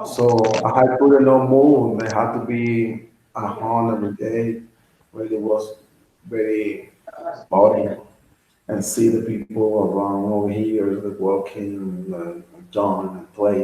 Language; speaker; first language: English; non-native, learner; Spanish